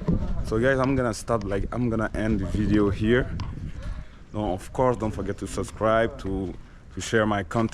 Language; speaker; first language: English; non-native, fluent; French